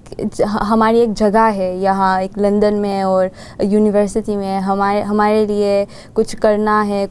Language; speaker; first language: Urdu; non-native, learner; Gujarati